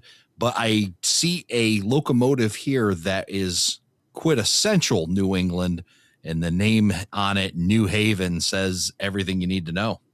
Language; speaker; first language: English; native; English